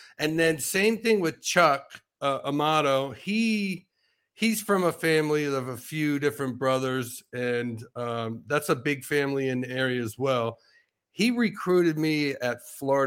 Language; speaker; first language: English; native; English